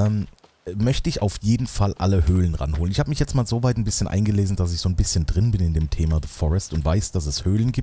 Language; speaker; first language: German; native; German